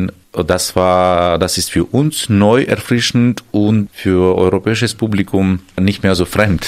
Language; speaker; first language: German; non-native, fluent; Armenian